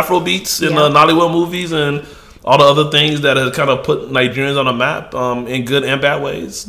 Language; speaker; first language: English; early bilingual, other home language; Yoruba